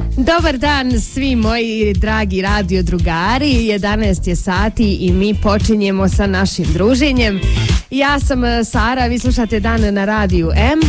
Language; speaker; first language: Bosnian; native; Bosnian